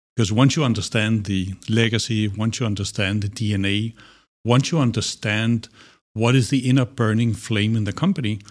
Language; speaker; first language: English; non-native, fluent; Danish